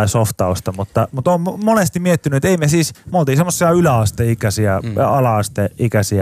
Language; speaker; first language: Finnish; native; Finnish